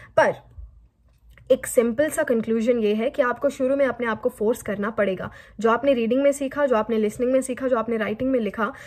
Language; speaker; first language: Hindi; native; Hindi